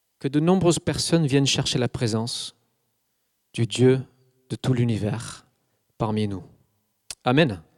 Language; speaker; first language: French; non-native, fluent; English